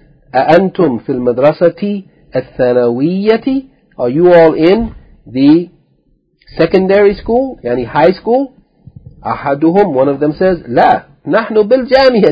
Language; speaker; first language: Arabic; non-native, fluent; English